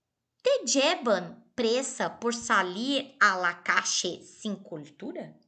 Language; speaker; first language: Spanish; non-native, fluent; Portuguese